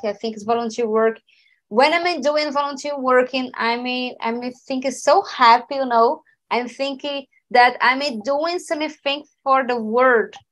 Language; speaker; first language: English; non-native, learner; Portuguese